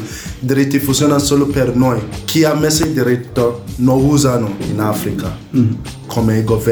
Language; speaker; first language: Italian; non-native, learner; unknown